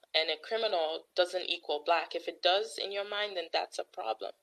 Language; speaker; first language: English; native; English